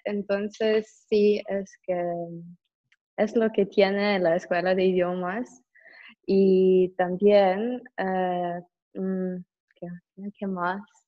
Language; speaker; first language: Spanish; non-native, fluent; Russian